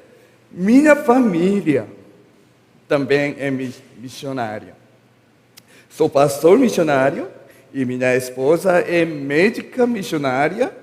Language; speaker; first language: Portuguese; non-native, learner; Korean